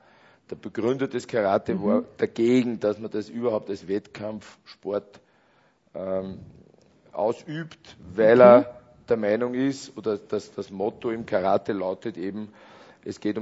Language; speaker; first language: German; native; German